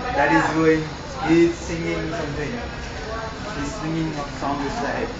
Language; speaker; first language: English; non-native, local second language; Marathi